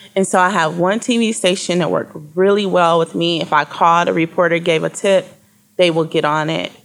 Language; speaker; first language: English; native; English